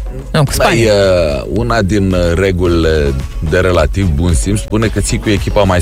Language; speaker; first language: Romanian; native; Romanian